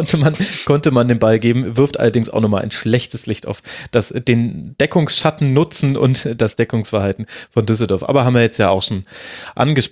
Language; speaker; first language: German; native; German